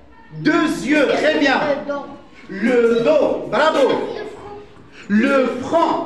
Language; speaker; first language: French; non-native, fluent; Arabic